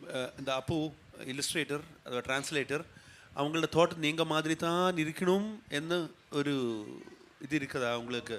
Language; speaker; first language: Tamil; non-native, learner; Malayalam